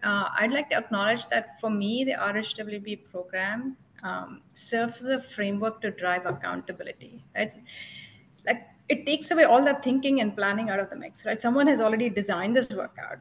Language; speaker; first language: English; non-native, local second language; Telugu